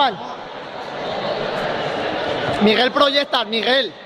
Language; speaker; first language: Spanish; native; Spanish